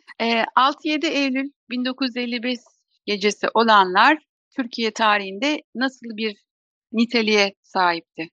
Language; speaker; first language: Turkish; native; Turkish